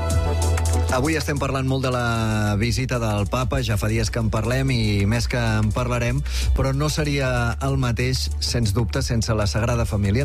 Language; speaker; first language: Catalan; native; Catalan